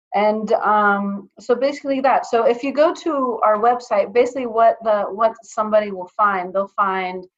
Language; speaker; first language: English; early bilingual, other home language; Greek